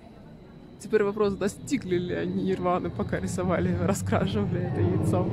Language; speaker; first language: Russian; native; Russian